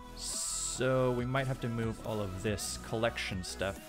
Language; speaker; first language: English; native; English